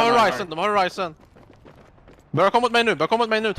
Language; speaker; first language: Swedish; native; Swedish